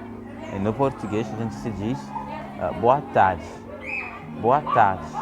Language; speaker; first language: Portuguese; non-native, learner; Haitian Creole